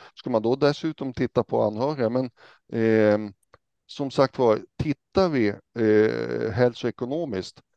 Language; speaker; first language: Swedish; native; Swedish